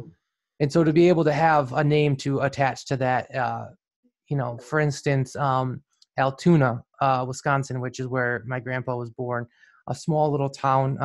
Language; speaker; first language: English; native; English